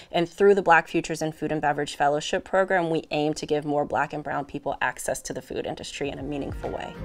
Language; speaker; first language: English; native; English